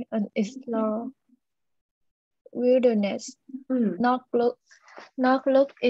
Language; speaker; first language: English; non-native, learner; Vietnamese